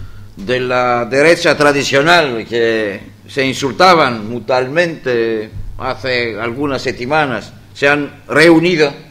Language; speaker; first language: Spanish; non-native, fluent; Greek